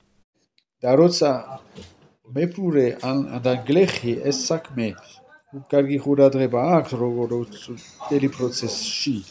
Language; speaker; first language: Georgian; non-native, learner; French